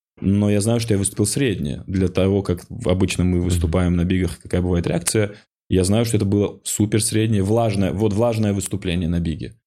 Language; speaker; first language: Russian; non-native, local second language; Ossetic